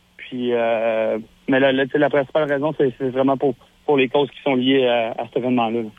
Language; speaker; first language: French; native; French